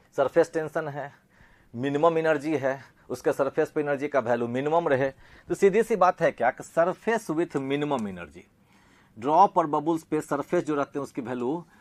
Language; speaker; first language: Hindi; native; Hindi